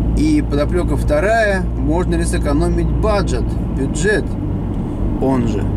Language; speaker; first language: Russian; native; Russian